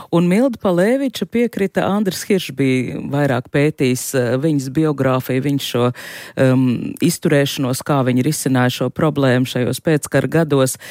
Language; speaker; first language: Latvian; native; Latvian